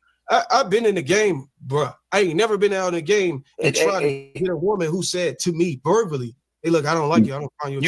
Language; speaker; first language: English; native; English